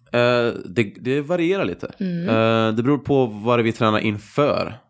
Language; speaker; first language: Swedish; non-native, fluent; Italian